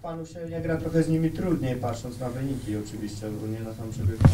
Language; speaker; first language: Polish; native; Polish